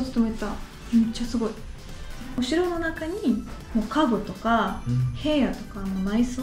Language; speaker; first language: Japanese; non-native, fluent; Russian